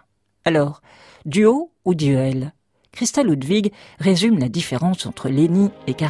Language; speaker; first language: French; native; French